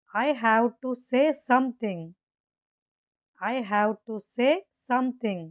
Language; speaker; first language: English; non-native, local second language; Tamil